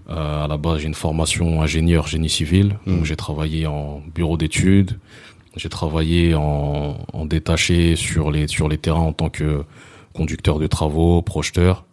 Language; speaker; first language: French; early bilingual, other home language; Lingala